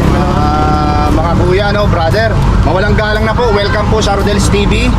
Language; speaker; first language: Filipino; native; Filipino